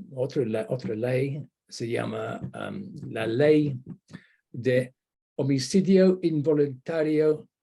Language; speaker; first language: Spanish; non-native, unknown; English